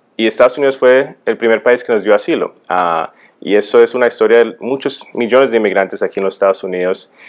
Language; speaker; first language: Spanish; early bilingual, heritage; Spanish